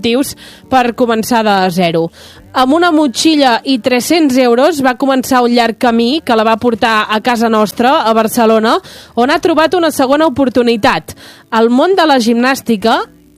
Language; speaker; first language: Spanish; non-native, local second language; Catalan